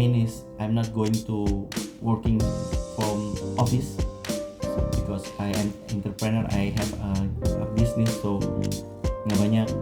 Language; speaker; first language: English; non-native, learner; Indonesian